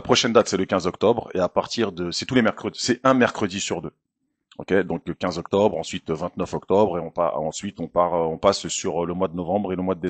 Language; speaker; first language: French; native; French